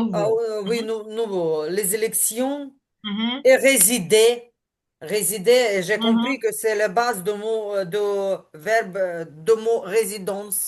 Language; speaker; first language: French; non-native, learner; Ukrainian